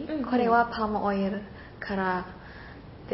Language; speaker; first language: Japanese; non-native, learner; Indonesian